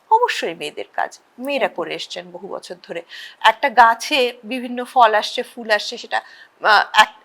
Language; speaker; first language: Bangla; native; Bangla